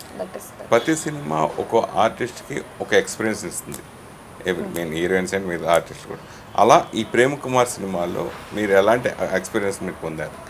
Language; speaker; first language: Telugu; native; Telugu